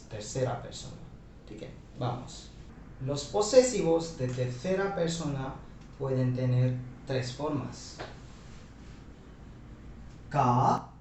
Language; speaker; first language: Spanish; non-native, fluent; Hindi